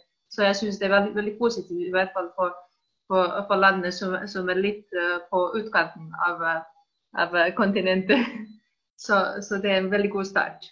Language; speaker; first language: Swedish; non-native, fluent; Icelandic